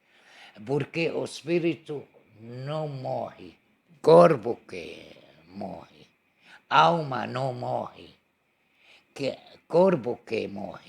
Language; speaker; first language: Portuguese; non-native, learner; Arabic